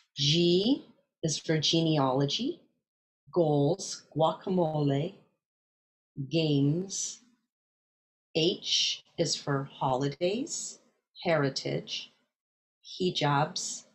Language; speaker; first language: English; native; English